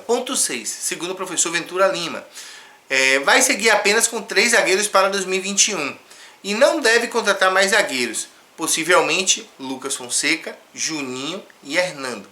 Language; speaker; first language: Portuguese; native; Portuguese